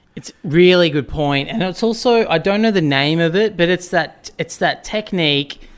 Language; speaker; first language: English; native; English